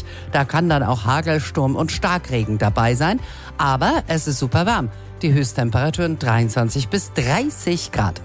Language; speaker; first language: German; native; German